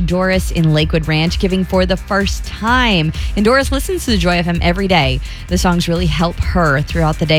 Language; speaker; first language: English; native; English